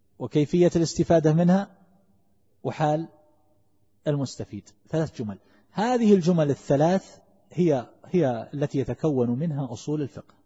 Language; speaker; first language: Arabic; native; Arabic